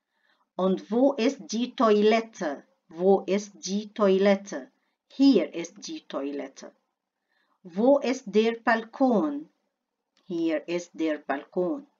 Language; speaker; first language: German; non-native, fluent; Arabic